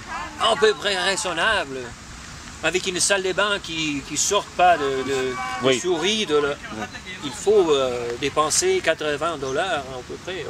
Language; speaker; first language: French; non-native, fluent; Spanish